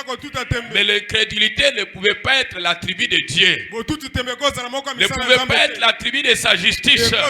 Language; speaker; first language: French; non-native, local second language; Lingala